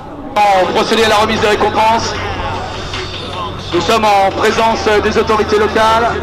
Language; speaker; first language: French; native; French